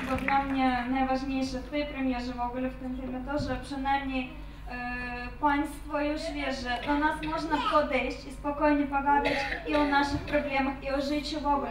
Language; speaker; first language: Polish; non-native, fluent; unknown